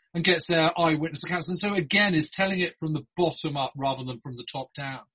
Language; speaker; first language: English; native; English